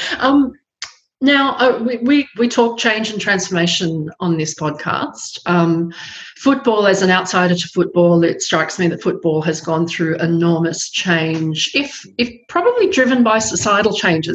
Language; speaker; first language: English; native; English